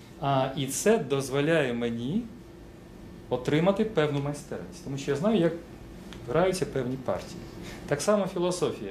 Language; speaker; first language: Ukrainian; non-native, local second language; Russian